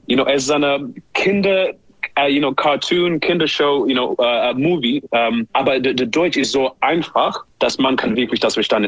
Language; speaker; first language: German; non-native, learner; English